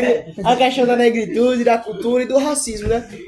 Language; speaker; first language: Portuguese; native; Portuguese